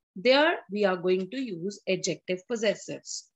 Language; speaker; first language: English; non-native, local second language; Hindi